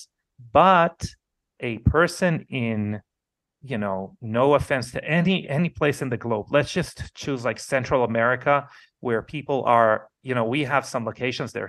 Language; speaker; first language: English; non-native, fluent; Hebrew